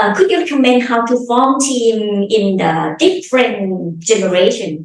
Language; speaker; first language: English; non-native, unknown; Thai